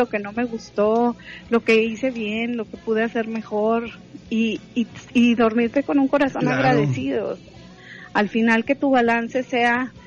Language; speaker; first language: Spanish; native; Spanish